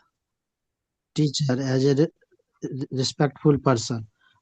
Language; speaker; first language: English; non-native, learner; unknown